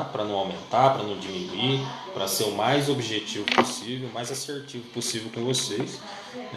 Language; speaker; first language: Portuguese; native; Portuguese